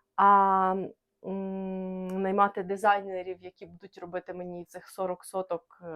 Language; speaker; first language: Ukrainian; non-native, local second language; Russian